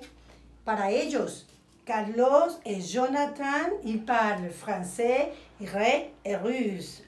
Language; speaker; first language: French; non-native, fluent; Spanish